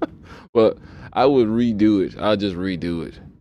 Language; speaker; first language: English; native; English